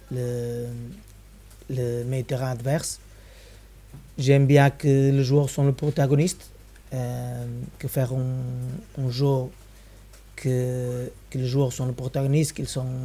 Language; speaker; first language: French; non-native, fluent; Spanish